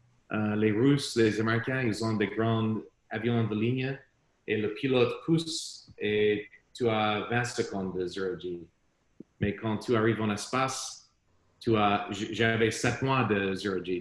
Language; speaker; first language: French; non-native, learner; English